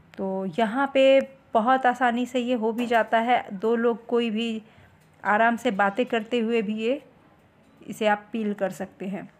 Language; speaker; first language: Hindi; native; Hindi